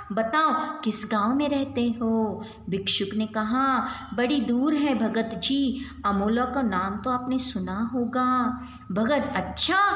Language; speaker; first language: Hindi; non-native, local second language; Kannada